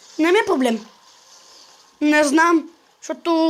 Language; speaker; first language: Bulgarian; native; Bulgarian